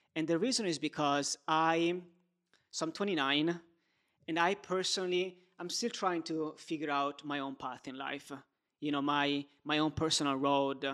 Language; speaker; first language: English; non-native, fluent; Italian